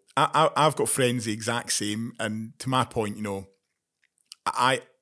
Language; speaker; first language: English; native; English